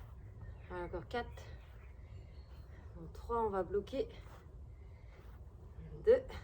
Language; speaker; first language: French; native; French